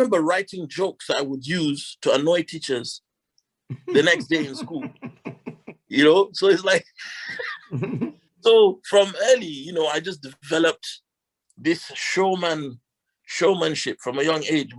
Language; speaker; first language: English; non-native, local second language; Hausa